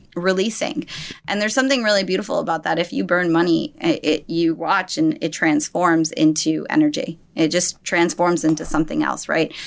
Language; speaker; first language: English; native; English